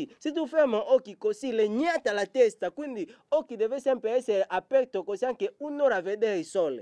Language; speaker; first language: Italian; non-native, learner; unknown